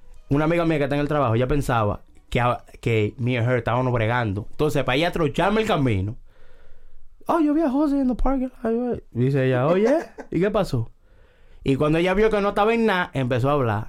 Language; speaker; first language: Spanish; early bilingual, heritage; Spanish